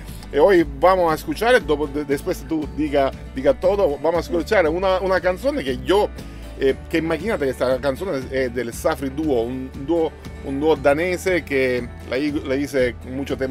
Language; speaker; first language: Spanish; non-native, learner; Italian